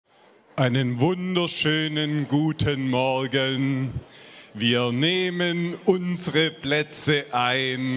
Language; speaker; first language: German; native; German